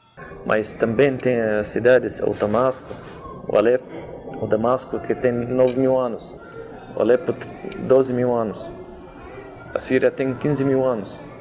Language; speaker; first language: Portuguese; non-native, learner; Arabic